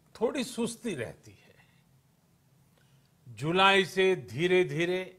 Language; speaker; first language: Hindi; non-native, local second language; Gujarati